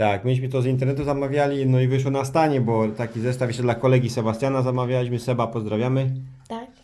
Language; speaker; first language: Polish; early bilingual, heritage; Polish